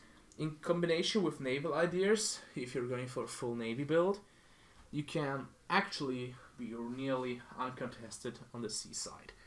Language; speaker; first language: English; non-native, fluent; German